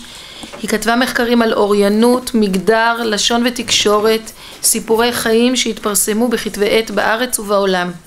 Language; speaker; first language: Hebrew; native; Hebrew